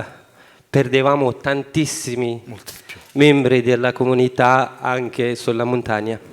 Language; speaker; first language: Italian; non-native, fluent; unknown